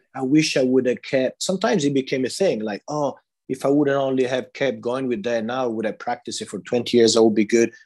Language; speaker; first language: English; non-native, fluent; Italian